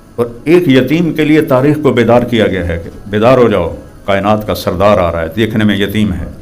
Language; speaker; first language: Urdu; non-native, local second language; Punjabi